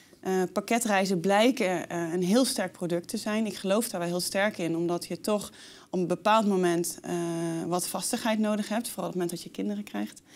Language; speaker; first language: Dutch; native; Dutch